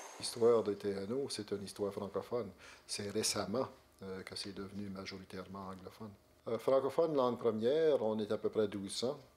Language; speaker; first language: French; native; French